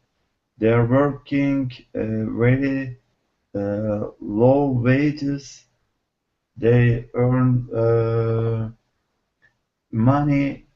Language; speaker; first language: English; non-native, learner; Turkish